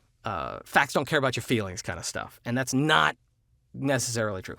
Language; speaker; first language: English; native; English